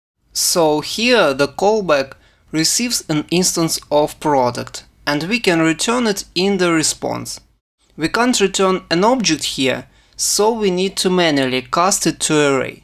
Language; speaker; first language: English; non-native, fluent; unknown